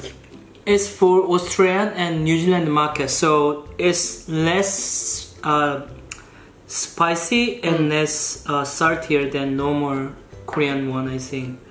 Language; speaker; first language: English; non-native, fluent; Korean